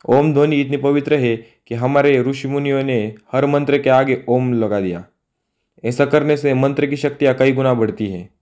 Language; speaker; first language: Hindi; non-native, local second language; Marathi